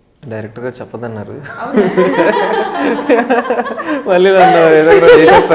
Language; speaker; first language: Telugu; native; Telugu